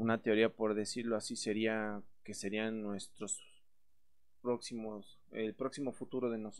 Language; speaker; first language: Spanish; native; Spanish